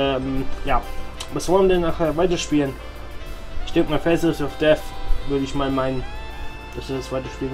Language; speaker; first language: German; native; German